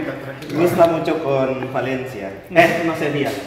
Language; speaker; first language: Spanish; non-native, learner; Indonesian